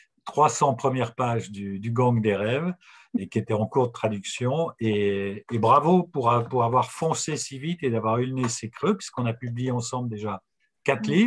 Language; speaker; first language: French; native; French